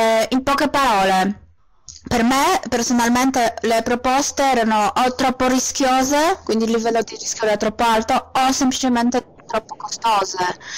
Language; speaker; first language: Italian; non-native, fluent; Polish